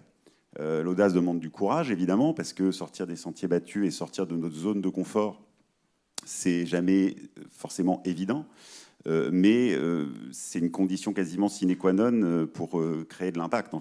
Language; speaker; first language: French; native; French